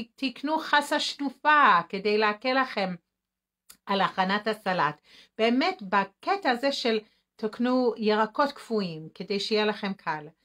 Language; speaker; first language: Hebrew; native; Hebrew